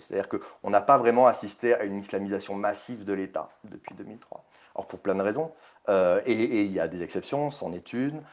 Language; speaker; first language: French; native; French